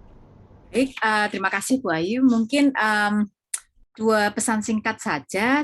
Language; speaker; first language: Indonesian; native; Indonesian